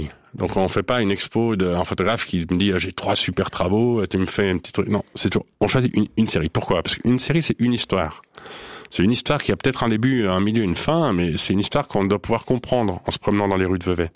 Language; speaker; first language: French; non-native, local second language; Swiss German